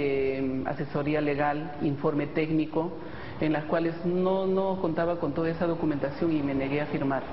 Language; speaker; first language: Spanish; native; Spanish